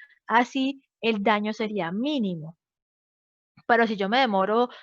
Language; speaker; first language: Spanish; native; Spanish